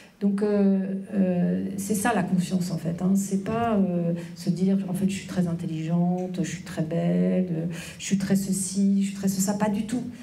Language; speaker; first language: French; native; French